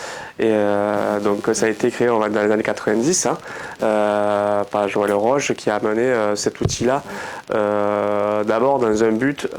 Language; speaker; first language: French; native; French